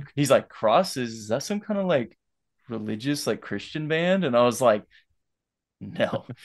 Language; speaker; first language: English; native; English